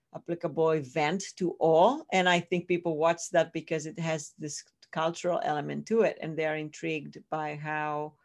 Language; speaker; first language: English; non-native, fluent; Greek